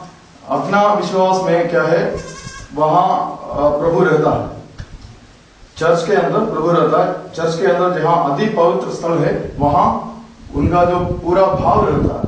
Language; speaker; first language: Hindi; non-native, local second language; Malayalam